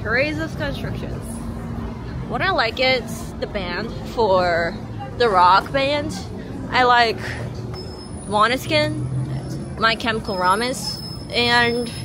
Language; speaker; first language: English; non-native, learner; Korean